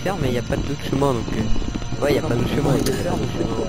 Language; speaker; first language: French; native; French